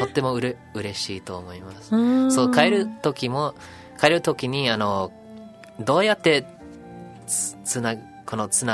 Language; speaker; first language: Japanese; non-native, learner; English